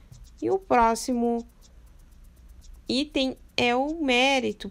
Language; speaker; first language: Portuguese; native; Portuguese